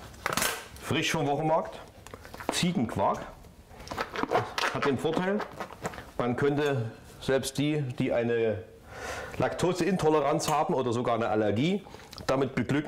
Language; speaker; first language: German; native; German